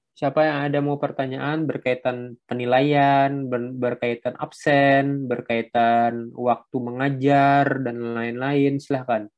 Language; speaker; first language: Indonesian; non-native, local second language; Banjar